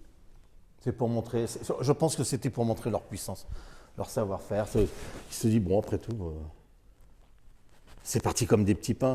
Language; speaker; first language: French; native; French